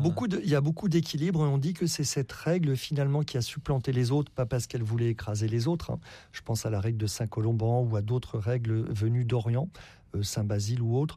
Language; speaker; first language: French; native; French